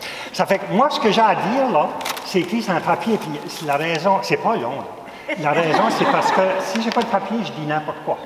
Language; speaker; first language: French; native; French